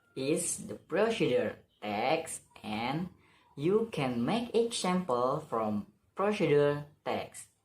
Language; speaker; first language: English; non-native, learner; Indonesian